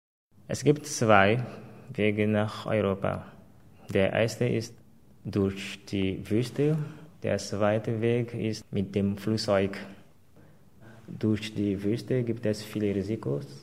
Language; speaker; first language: German; non-native, fluent; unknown